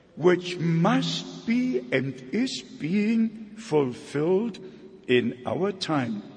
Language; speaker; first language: English; non-native, fluent; German